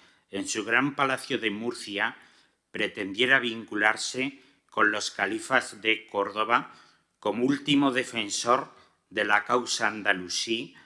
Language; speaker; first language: Spanish; native; Spanish